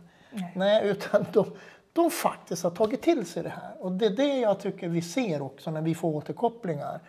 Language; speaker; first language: Swedish; native; Swedish